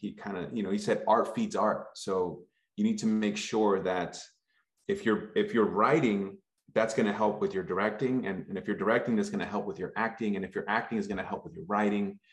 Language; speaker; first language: English; early bilingual, other home language; Spanish